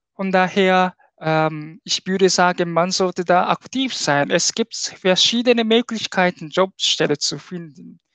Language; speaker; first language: German; non-native, fluent; Japanese